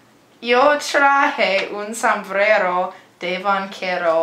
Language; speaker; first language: Spanish; non-native, learner; English